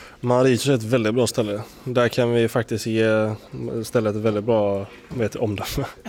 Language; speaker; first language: Swedish; native; Swedish